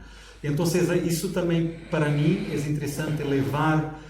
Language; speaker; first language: Spanish; non-native, fluent; Portuguese